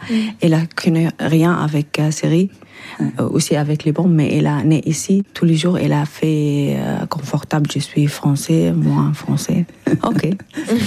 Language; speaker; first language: French; non-native, learner; Arabic